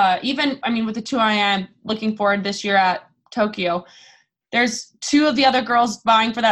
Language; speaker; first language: English; native; English